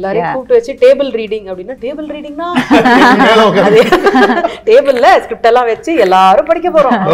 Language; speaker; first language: Tamil; native; Tamil